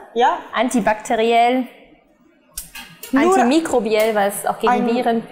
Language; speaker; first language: German; native; German